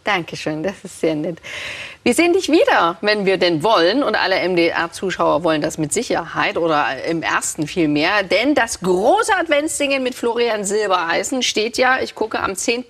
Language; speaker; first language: German; native; German